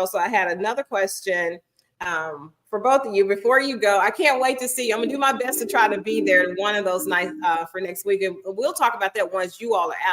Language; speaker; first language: English; native; English